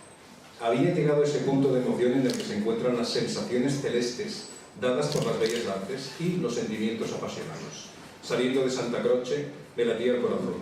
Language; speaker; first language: Spanish; native; Spanish